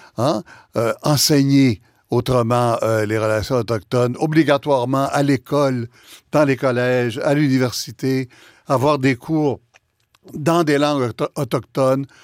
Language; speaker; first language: French; native; French